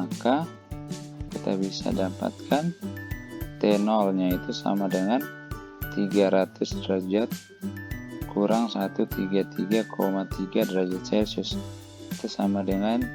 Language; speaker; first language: Indonesian; native; Indonesian